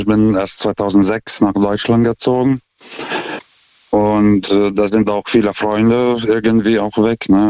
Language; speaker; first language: German; non-native, fluent; Lithuanian